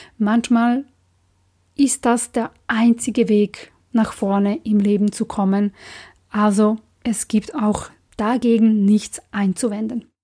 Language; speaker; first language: German; non-native, fluent; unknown